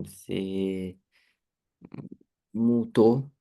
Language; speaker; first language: French; non-native, learner; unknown